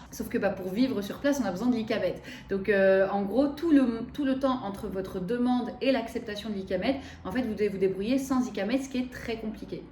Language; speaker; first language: French; early bilingual, other home language; Arabic